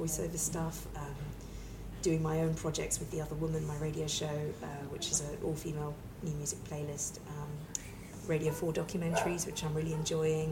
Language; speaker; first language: English; native; English